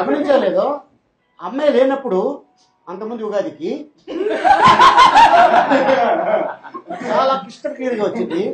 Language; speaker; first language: Telugu; native; Telugu